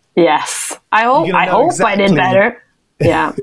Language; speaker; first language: English; non-native, fluent; Norwegian